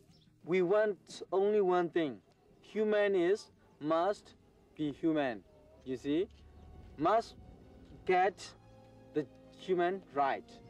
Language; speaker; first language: English; non-native, learner; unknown